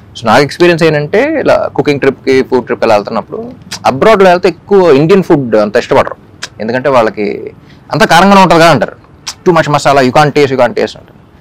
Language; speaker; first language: Telugu; native; Telugu